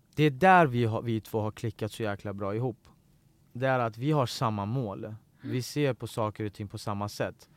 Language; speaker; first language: Swedish; early bilingual, other home language; Persian